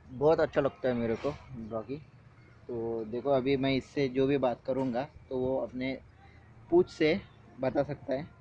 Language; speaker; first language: Hindi; non-native, local second language; Marathi